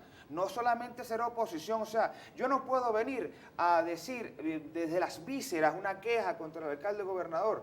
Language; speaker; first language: Spanish; native; Spanish